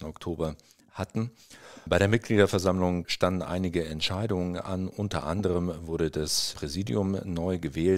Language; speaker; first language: German; native; German